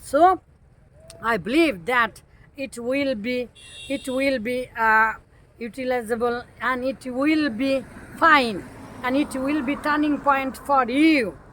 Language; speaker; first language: English; non-native, local second language; Bangla